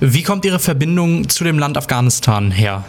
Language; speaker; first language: German; native; German